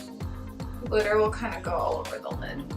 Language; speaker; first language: English; native; English